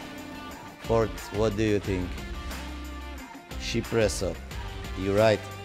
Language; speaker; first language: English; non-native, learner; Slovak